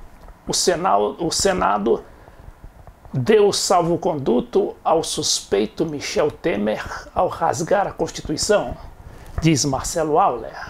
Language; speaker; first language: Portuguese; native; Portuguese